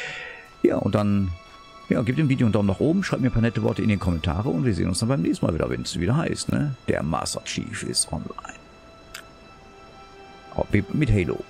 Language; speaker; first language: German; native; German